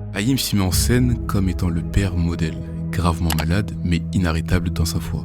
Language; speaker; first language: French; native; French